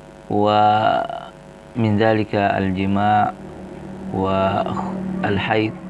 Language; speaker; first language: Arabic; non-native, fluent; Indonesian